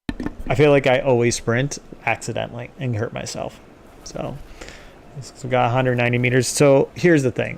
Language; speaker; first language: English; native; English